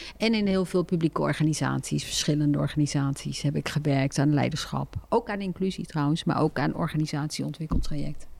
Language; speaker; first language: Dutch; early bilingual, other home language; Turkish